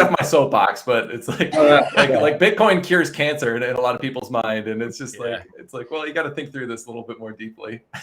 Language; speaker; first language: English; native; English